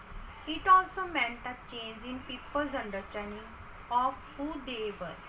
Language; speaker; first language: English; non-native, local second language; Hindi